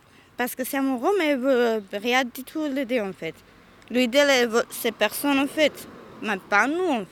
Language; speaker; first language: French; non-native, learner; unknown